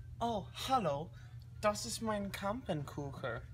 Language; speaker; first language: German; non-native, learner; English